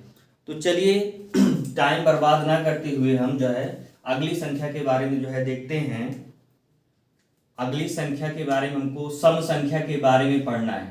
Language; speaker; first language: Hindi; native; Hindi